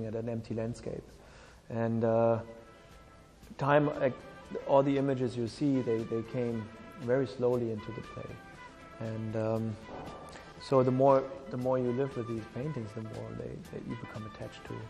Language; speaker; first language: English; non-native, fluent; German